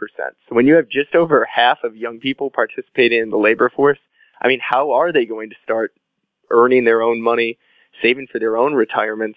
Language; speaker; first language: English; native; English